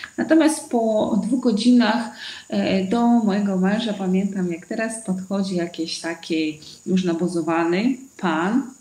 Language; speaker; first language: Polish; non-native, fluent; Russian